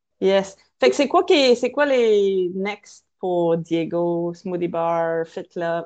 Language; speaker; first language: French; native; French